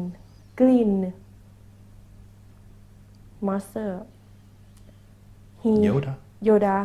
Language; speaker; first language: English; non-native, learner; Thai